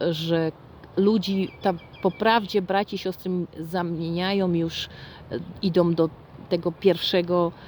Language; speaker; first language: Polish; non-native, fluent; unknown